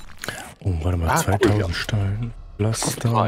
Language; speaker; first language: German; native; German